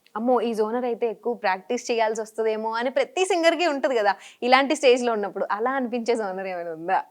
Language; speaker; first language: Telugu; native; Telugu